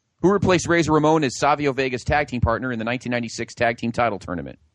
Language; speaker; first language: English; native; English